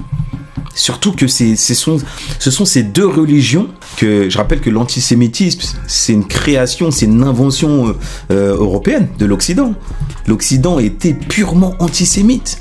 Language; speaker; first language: French; native; French